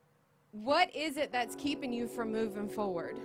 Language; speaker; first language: English; native; English